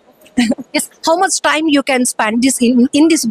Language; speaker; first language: English; non-native, learner; Telugu